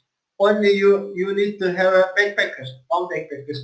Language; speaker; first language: English; non-native, learner; Turkish